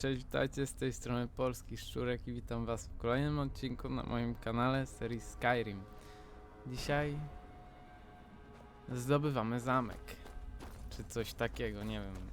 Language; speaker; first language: Polish; native; Polish